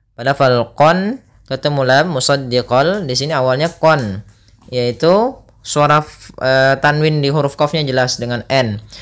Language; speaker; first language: Indonesian; native; Indonesian